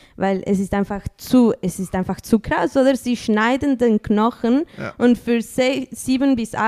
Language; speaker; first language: German; non-native, fluent; Spanish